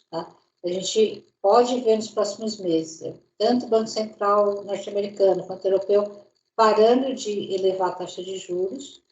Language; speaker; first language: Portuguese; native; Portuguese